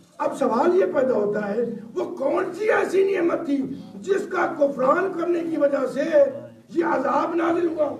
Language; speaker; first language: Urdu; non-native, local second language; Punjabi